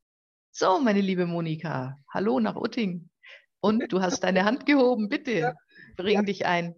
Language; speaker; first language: German; native; German